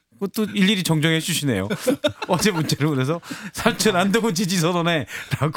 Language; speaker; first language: Korean; native; Korean